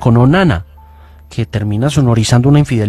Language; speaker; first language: Spanish; native; Spanish